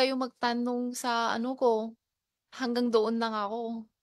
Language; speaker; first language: Filipino; non-native, learner; Chinese